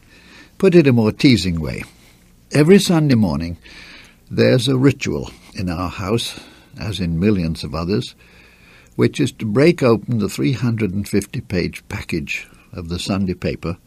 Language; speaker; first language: English; native; English